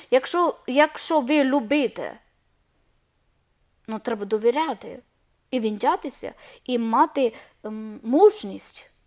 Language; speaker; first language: Ukrainian; non-native, learner; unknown